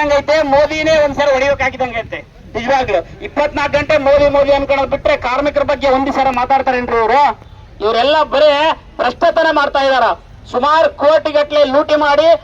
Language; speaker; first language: Kannada; native; Kannada